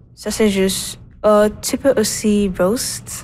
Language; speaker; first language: French; non-native, learner; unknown